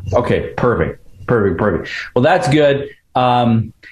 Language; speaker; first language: English; early bilingual, other home language; Ukrainian